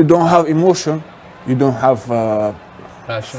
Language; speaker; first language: English; non-native, learner; Russian